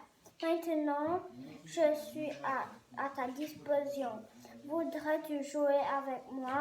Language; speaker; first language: French; non-native, learner; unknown